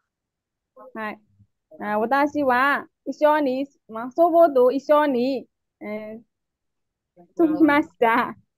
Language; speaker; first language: Japanese; non-native, learner; Burmese